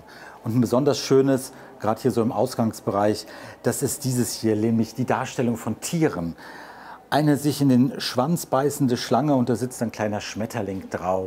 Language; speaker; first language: German; native; German